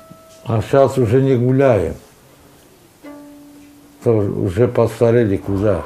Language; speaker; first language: Russian; non-native, local second language; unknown